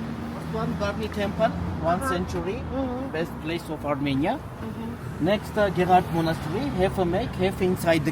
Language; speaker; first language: English; non-native, learner; Armenian